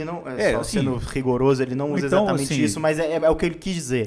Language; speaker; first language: Portuguese; native; Portuguese